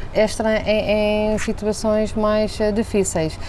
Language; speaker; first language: Portuguese; non-native, fluent; Dutch